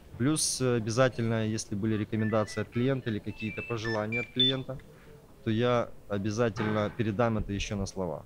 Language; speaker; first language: Russian; native; Russian